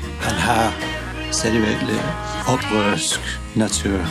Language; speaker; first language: Danish; non-native, fluent; English